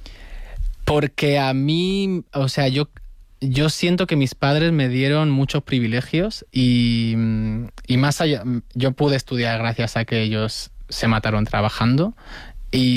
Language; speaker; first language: Spanish; native; Spanish